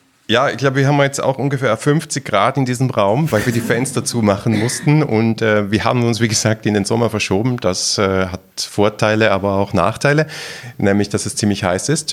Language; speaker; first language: German; native; German